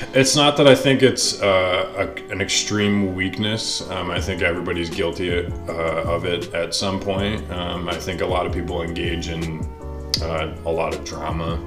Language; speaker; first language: English; native; English